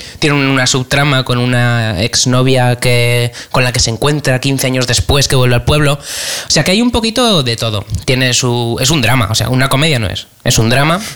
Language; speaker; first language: Spanish; native; Spanish